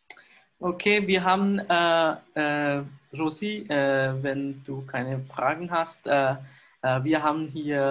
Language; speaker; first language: German; non-native, fluent; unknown